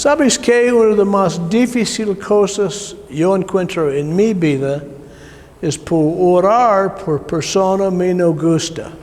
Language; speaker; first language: Spanish; non-native, learner; English